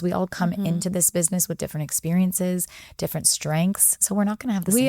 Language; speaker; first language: English; native; English